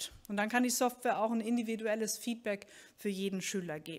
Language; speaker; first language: German; native; German